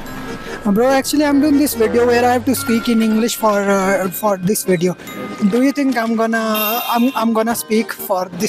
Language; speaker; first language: English; non-native, learner; Hindi